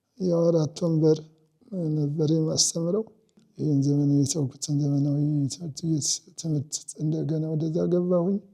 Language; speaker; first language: Amharic; native; Amharic